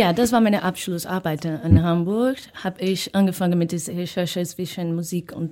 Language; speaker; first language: German; non-native, learner; Portuguese